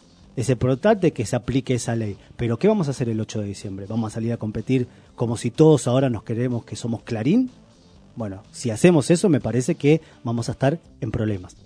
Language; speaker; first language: Spanish; native; Spanish